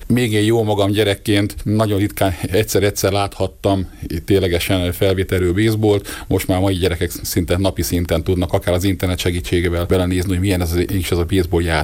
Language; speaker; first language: Hungarian; native; Hungarian